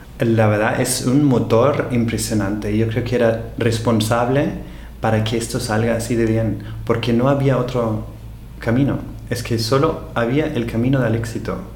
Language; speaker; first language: Spanish; non-native, fluent; German